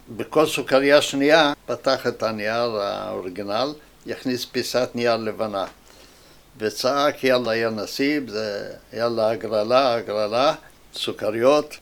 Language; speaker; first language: Hebrew; native; Hebrew